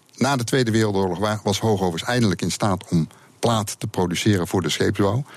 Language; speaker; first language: Dutch; native; Dutch